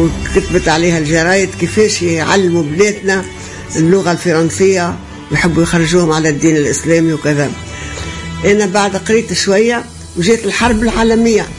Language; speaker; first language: Arabic; native; Arabic